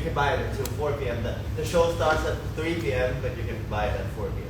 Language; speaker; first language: English; non-native, fluent; Thai